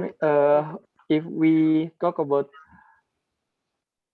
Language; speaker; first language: English; non-native, learner; Indonesian